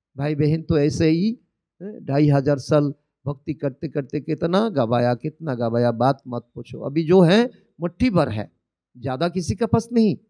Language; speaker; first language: Hindi; non-native, local second language; Bangla